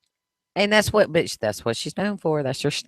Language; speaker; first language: English; native; English